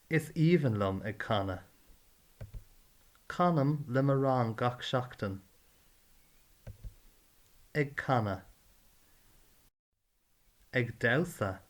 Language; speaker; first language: Irish; non-native, learner; English